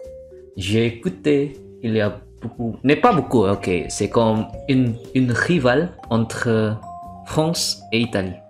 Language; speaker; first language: French; non-native, learner; Indonesian